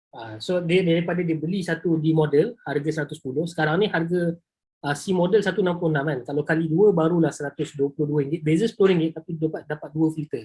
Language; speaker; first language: Malay; native; Malay